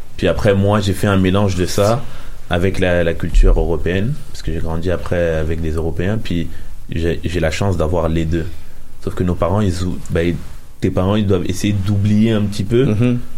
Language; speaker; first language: French; native; French